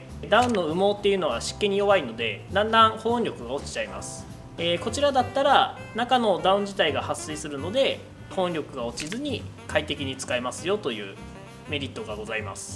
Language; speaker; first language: Japanese; native; Japanese